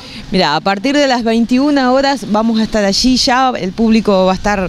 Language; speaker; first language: Spanish; native; Spanish